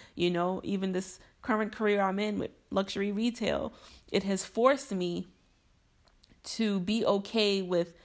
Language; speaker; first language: English; native; English